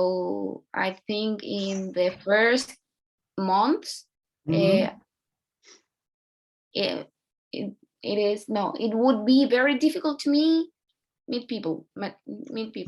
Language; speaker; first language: English; non-native, learner; Spanish